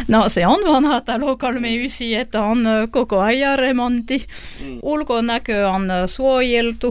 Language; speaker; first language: Finnish; non-native, learner; French